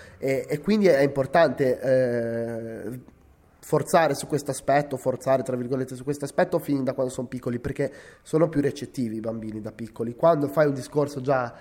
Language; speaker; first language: Italian; native; Italian